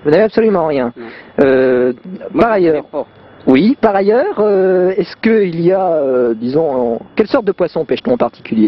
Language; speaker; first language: French; native; French